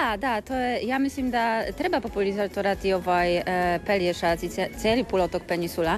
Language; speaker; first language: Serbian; non-native, learner; Polish